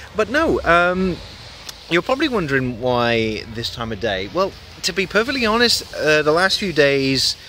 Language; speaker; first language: English; native; English